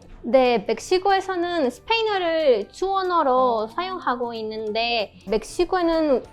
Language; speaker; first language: Korean; non-native, fluent; Spanish